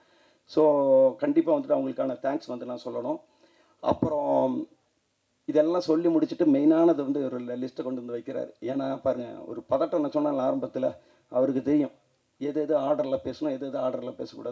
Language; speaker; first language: Tamil; native; Tamil